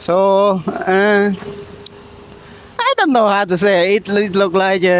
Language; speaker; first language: English; non-native, learner; Khmer